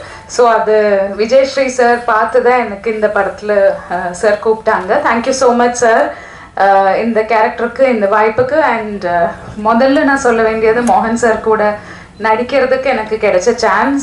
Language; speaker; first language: Tamil; non-native, fluent; Malayalam